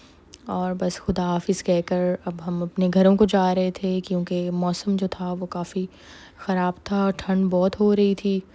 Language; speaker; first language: Urdu; native; Urdu